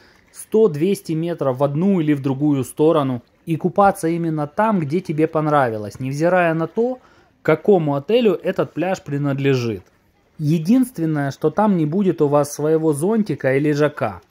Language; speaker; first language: Russian; native; Russian